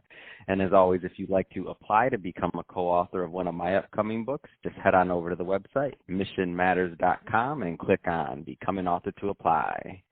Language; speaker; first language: English; native; English